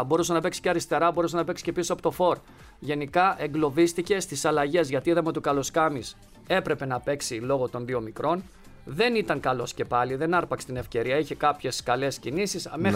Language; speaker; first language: Greek; native; Greek